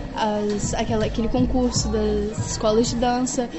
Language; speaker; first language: Portuguese; native; Portuguese